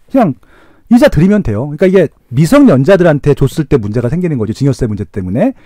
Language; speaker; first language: Korean; native; Korean